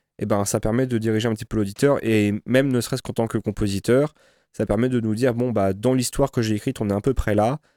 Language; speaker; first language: French; native; French